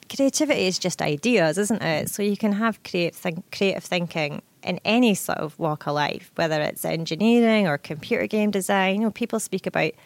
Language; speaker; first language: English; native; English